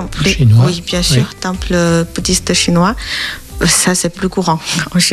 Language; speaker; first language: French; non-native, learner; Chinese